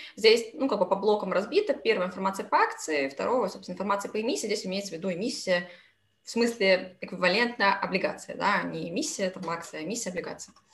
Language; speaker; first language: Russian; native; Russian